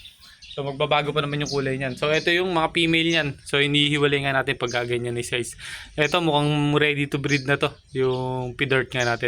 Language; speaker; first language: Filipino; non-native, local second language; Cebuano